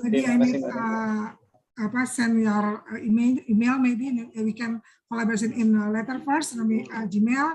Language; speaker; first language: English; non-native, learner; Indonesian